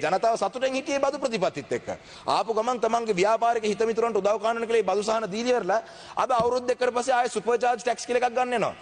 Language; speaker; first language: Sinhala; non-native, local second language; Tamil